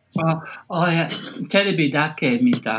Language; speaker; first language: Japanese; non-native, learner; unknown